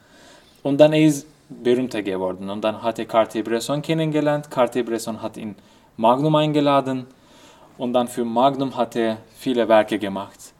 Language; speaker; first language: German; non-native, fluent; Turkish